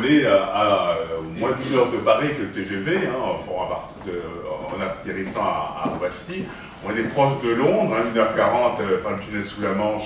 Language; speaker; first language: French; native; French